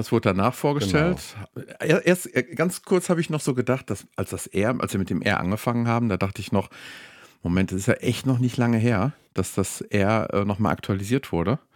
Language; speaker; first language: German; native; German